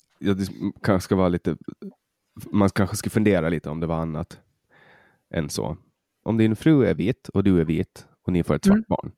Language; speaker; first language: Swedish; native; Swedish